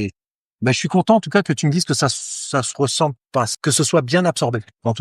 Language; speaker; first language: French; native; French